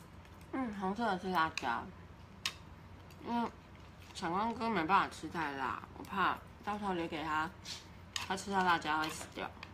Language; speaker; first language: Chinese; native; Chinese